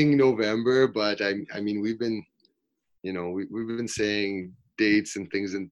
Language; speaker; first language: English; native; English